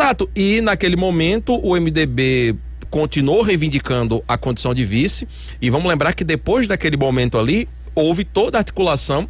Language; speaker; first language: Portuguese; native; Portuguese